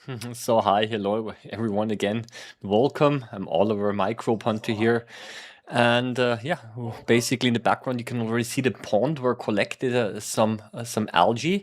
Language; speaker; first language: English; non-native, fluent; German